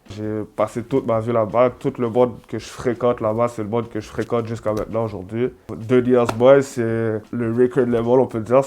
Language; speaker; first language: French; native; French